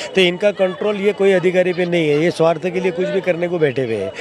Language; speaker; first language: Hindi; non-native, local second language; Marathi